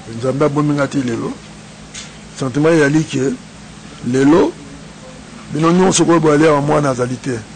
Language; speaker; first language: Lingala; native; Lingala